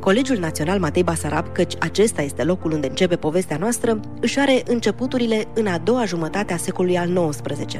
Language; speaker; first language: Romanian; native; Romanian